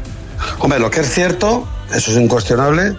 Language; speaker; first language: Spanish; native; Spanish